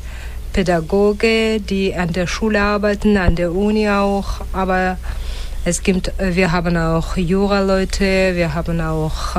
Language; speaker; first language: German; non-native, fluent; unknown